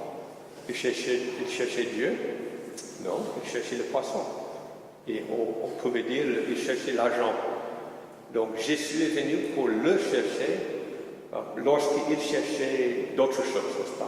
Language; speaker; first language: French; non-native, fluent; English